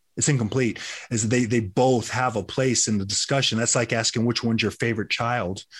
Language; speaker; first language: English; early bilingual, other home language; Filipino